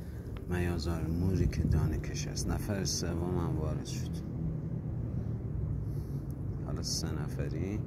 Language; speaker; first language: Persian; native; Persian